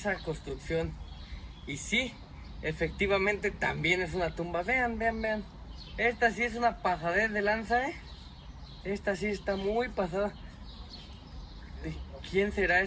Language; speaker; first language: Spanish; native; Spanish